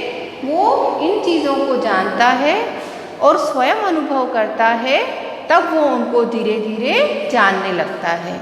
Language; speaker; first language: Hindi; native; Hindi